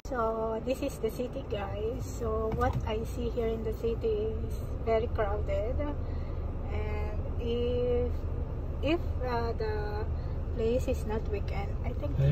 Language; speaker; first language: English; non-native, learner; Filipino